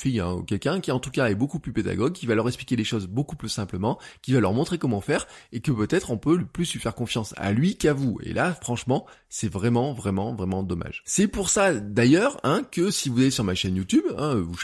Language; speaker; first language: French; native; French